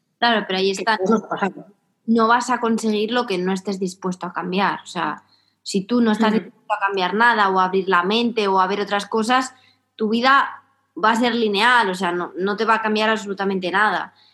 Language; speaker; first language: Spanish; native; Spanish